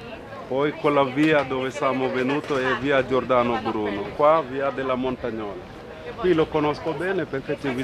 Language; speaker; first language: Italian; non-native, fluent; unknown